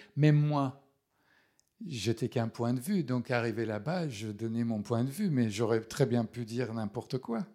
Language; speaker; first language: French; non-native, fluent; Persian